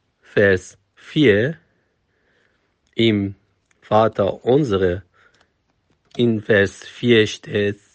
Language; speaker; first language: German; non-native, fluent; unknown